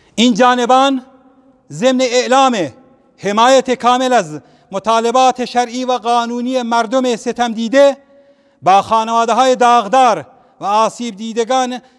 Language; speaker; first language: Persian; non-native, local second language; Central Kurdish